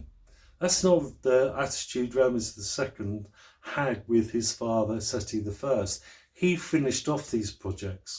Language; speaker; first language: English; native; English